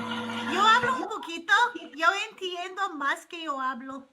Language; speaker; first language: Spanish; non-native, learner; English